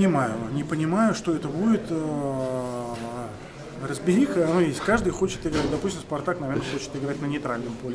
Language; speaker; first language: Russian; native; Russian